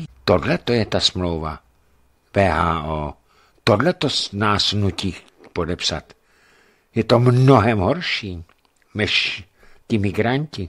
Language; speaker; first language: Czech; native; Czech